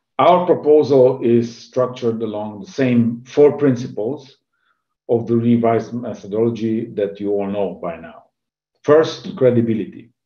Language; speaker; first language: English; non-native, fluent; Hungarian